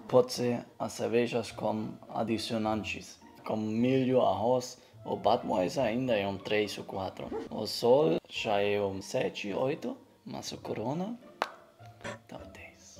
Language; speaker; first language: Portuguese; non-native, learner; German